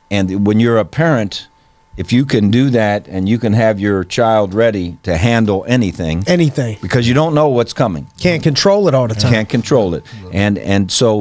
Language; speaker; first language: English; native; English